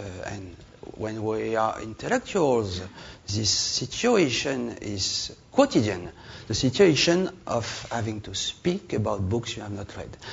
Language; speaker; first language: English; non-native, learner; French